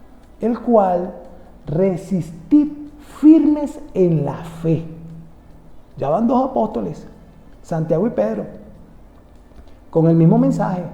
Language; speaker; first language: Spanish; native; Spanish